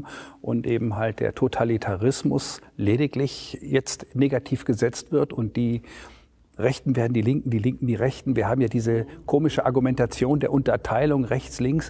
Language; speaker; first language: German; native; German